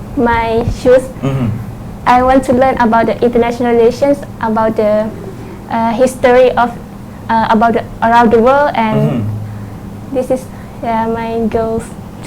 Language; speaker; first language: English; non-native, learner; Thai